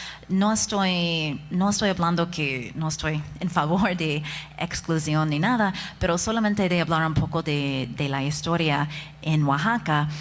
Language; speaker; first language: Spanish; non-native, fluent; English